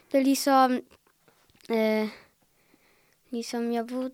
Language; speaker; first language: Danish; early bilingual, other home language; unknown